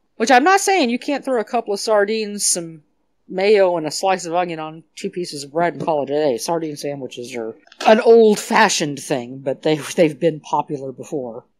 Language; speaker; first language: English; native; English